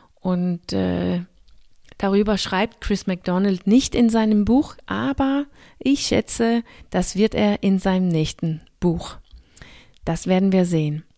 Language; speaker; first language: German; non-native, fluent; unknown